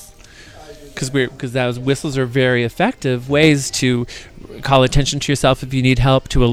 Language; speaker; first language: English; native; English